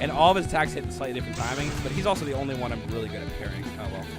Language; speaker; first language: English; native; English